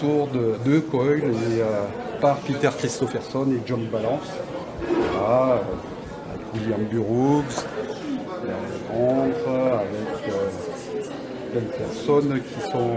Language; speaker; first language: French; native; French